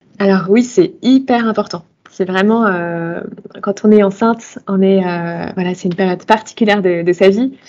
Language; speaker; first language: French; native; French